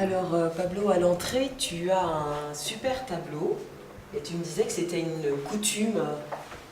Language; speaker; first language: French; native; French